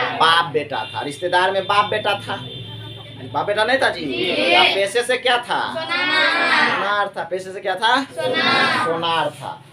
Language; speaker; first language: Hindi; native; Hindi